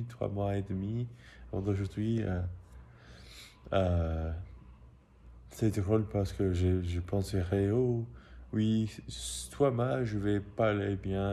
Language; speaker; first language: French; non-native, learner; English